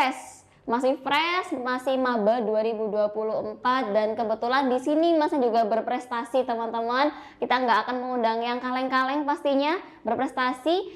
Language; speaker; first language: Indonesian; native; Indonesian